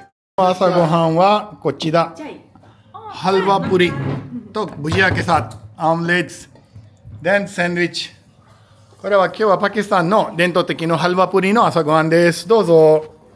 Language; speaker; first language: Japanese; non-native, fluent; Urdu